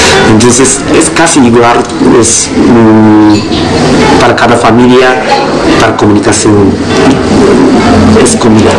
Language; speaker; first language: Spanish; non-native, learner; Japanese